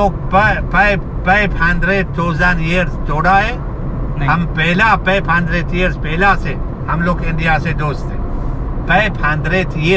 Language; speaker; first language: Hindi; non-native, learner; Arabic